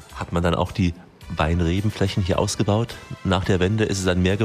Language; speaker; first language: German; native; German